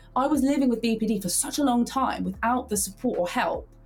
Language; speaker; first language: English; early bilingual, heritage; English